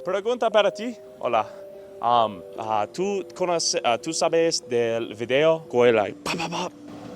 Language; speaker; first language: Spanish; non-native, learner; English